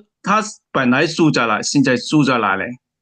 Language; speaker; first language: Chinese; native; Chinese